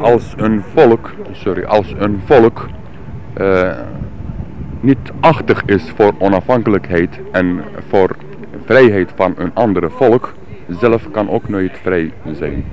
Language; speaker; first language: Dutch; non-native, learner; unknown